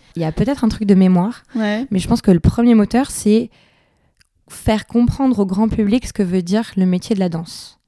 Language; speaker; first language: French; native; French